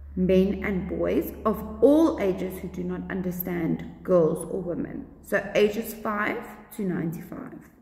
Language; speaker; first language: English; non-native, local second language; Afrikaans